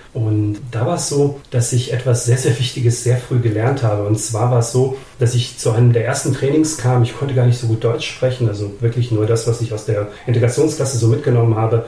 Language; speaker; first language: German; early bilingual, other home language; Bosnian